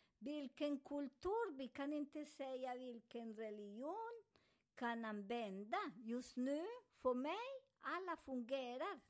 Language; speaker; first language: Swedish; non-native, fluent; Spanish